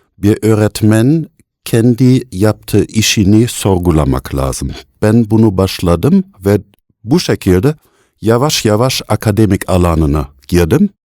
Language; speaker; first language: Turkish; non-native, fluent; German